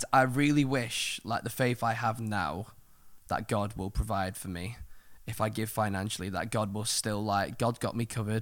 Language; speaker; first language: English; native; English